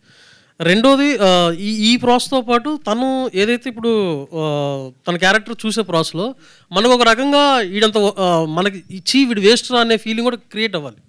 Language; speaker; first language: Telugu; native; Telugu